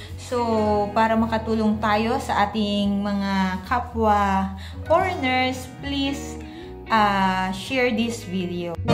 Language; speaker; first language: Filipino; native; Filipino